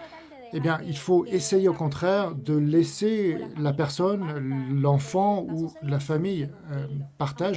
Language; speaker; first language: French; native; French